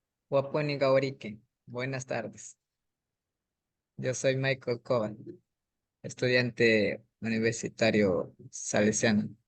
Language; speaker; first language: Spanish; non-native, local second language; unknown